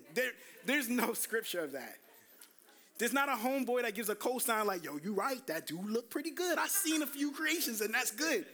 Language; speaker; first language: English; native; English